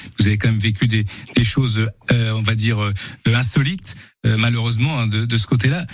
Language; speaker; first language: French; native; French